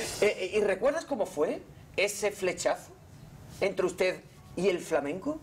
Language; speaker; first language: Spanish; native; Spanish